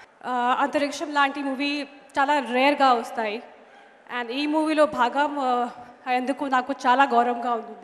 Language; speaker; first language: Telugu; non-native, learner; Hindi